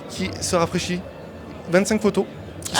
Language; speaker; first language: French; native; French